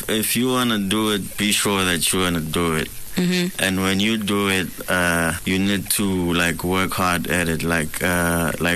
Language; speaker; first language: English; non-native, local second language; Swati